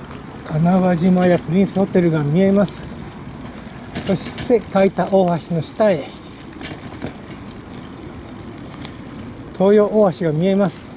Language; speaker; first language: Japanese; native; Japanese